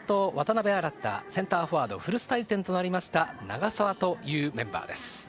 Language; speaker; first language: Japanese; native; Japanese